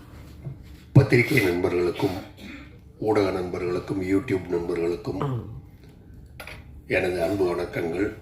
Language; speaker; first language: Tamil; native; Tamil